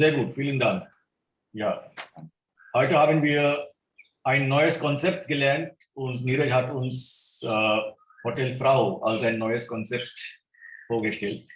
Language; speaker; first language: German; non-native, fluent; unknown